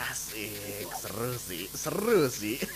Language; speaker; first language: Indonesian; native; Indonesian